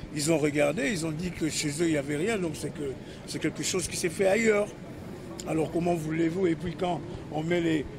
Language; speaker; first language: French; non-native, local second language; Kongo